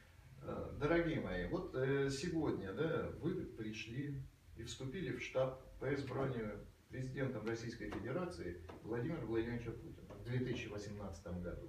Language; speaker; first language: Russian; native; Russian